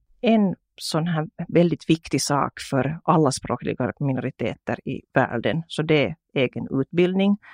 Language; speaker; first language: Swedish; native; Swedish